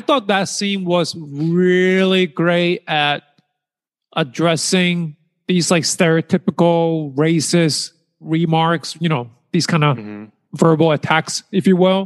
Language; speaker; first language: English; early bilingual, other home language; Chinese